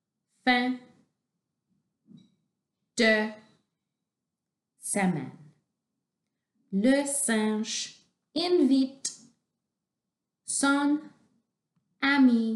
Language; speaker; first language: French; non-native, local second language; English